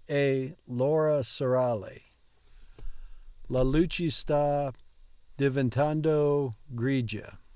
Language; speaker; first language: Italian; non-native, learner; English